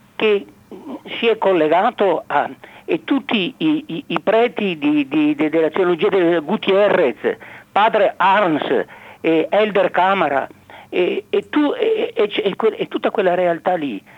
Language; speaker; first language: Italian; native; Italian